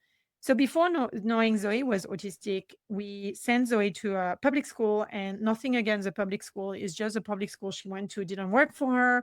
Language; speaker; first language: English; non-native, fluent; French